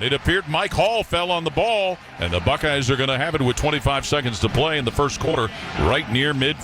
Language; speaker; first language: English; native; English